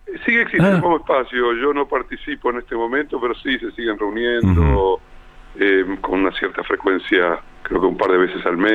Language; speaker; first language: Spanish; native; Spanish